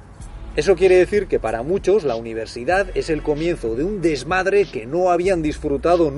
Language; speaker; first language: Spanish; native; Spanish